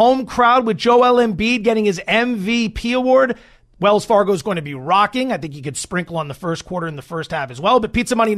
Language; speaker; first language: English; native; English